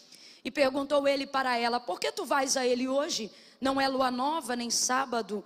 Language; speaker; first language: Portuguese; native; Portuguese